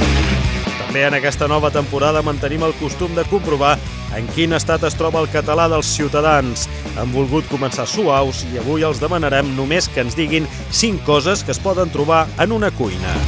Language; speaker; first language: Catalan; native; Catalan